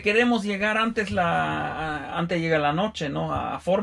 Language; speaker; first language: Spanish; non-native, fluent; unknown